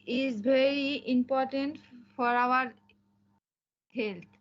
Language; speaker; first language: English; non-native, learner; Bangla